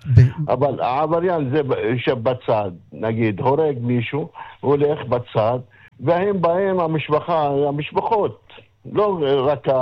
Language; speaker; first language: Hebrew; non-native, local second language; Arabic